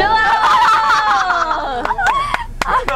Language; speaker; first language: Korean; non-native, learner; Vietnamese